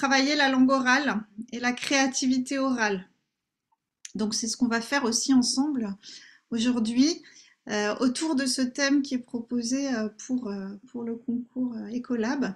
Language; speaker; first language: French; native; French